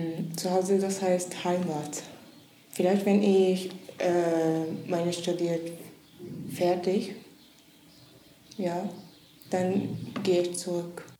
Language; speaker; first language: German; non-native, learner; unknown